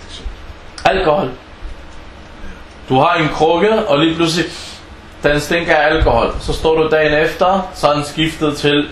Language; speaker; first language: Danish; early bilingual, other home language; Arabic